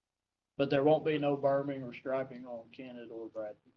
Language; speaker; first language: English; native; English